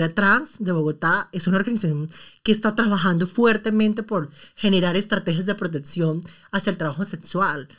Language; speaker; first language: Spanish; native; Spanish